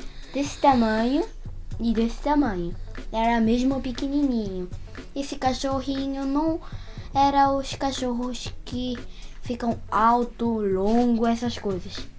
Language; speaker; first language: Portuguese; early bilingual, heritage; Portuguese